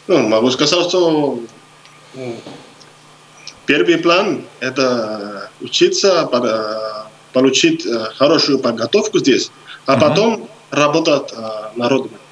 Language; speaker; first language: Russian; non-native, fluent; Spanish